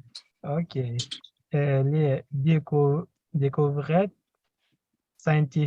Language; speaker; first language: French; non-native, learner; Russian